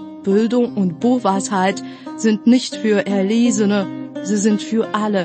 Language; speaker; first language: German; non-native, fluent; Russian